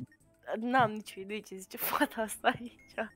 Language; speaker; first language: Swedish; non-native, learner; Romanian